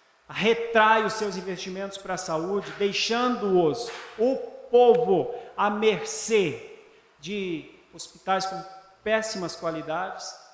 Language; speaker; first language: Portuguese; native; Portuguese